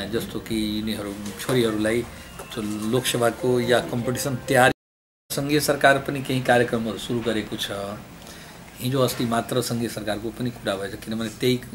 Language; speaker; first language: Nepali; non-native, local second language; Bhojpuri